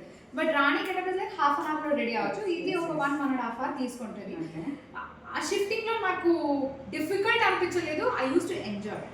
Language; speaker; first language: Telugu; non-native, local second language; Kannada